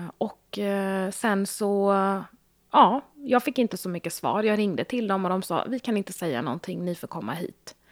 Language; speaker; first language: Swedish; early bilingual, other home language; Gujarati